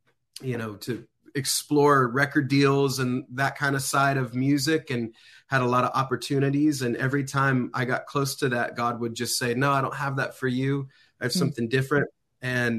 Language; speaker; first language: English; native; English